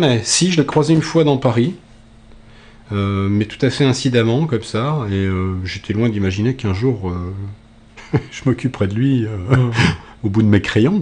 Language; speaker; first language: French; native; French